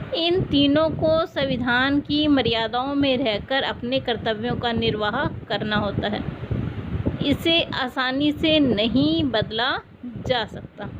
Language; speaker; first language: Hindi; native; Hindi